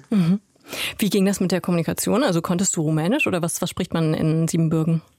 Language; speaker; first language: German; native; German